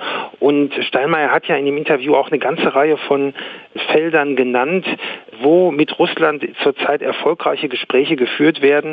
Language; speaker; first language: German; native; German